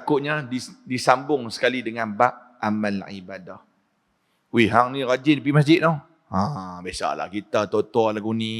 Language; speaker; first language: Malay; native; Malay